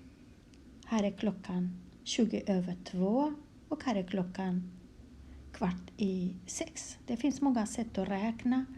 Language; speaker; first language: Swedish; non-native, fluent; Kurdish